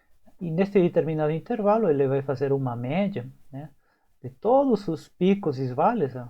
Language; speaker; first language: Portuguese; native; Portuguese